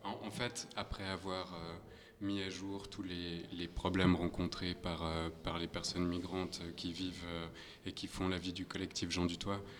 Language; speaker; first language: French; native; French